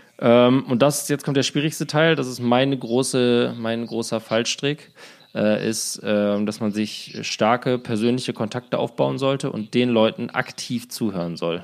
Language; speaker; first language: German; native; German